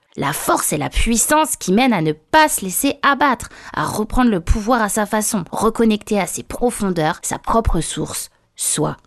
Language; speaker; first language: French; native; French